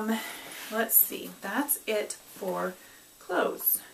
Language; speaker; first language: English; native; English